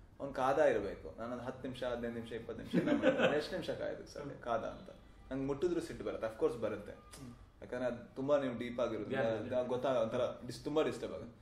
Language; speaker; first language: Kannada; non-native, local second language; Tulu